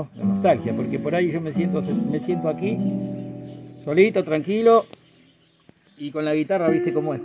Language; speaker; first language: Spanish; native; Spanish